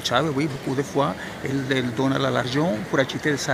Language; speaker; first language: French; non-native, learner; Spanish